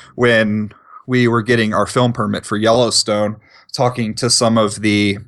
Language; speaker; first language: English; native; English